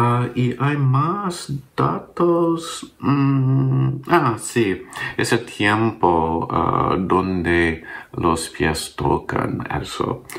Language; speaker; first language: Spanish; non-native, learner; English